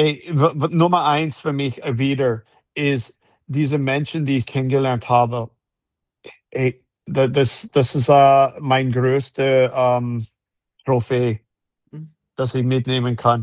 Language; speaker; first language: German; non-native, fluent; English